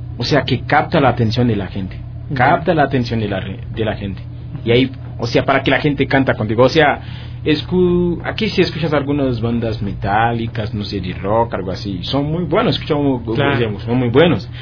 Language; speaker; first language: Spanish; non-native, fluent; Haitian Creole